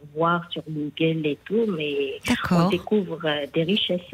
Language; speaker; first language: French; non-native, local second language; Arabic